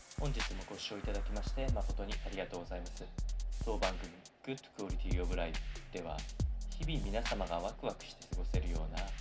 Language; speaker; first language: Japanese; native; Japanese